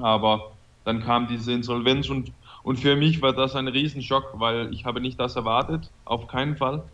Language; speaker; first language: German; non-native, fluent; Danish